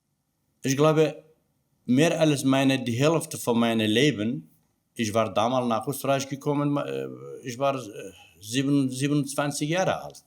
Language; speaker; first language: German; non-native, learner; Kurdish